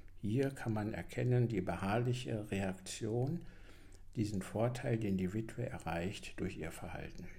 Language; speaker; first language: German; native; German